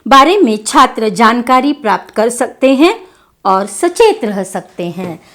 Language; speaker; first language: Hindi; non-native, local second language; Kannada